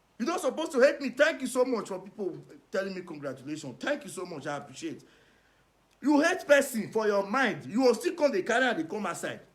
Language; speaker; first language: Nigerian Pidgin; non-native, local second language; Esan